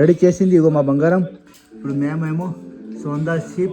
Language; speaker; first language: Telugu; non-native, learner; Hindi